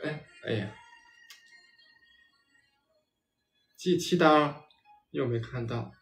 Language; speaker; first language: Chinese; native; Chinese